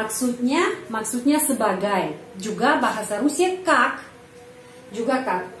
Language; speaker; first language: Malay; non-native, fluent; Russian